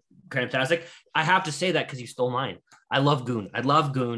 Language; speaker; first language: English; native; English